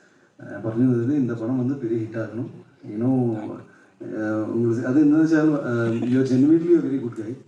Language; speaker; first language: Tamil; non-native, fluent; Malayalam